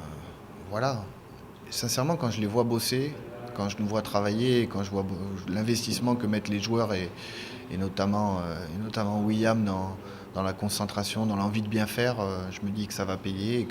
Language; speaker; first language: French; native; French